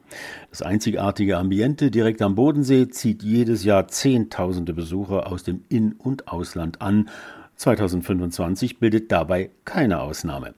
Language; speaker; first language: German; native; German